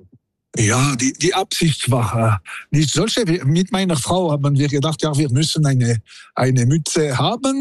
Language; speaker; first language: German; non-native, local second language; French